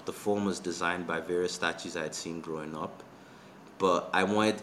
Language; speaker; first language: English; non-native, local second language; Yoruba